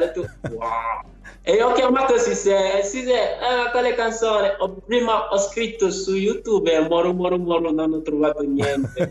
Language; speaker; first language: Italian; non-native, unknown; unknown